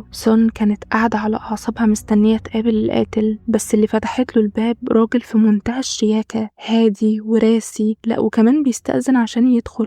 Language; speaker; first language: Arabic; native; Arabic